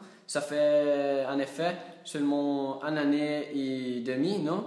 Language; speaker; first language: French; non-native, learner; Italian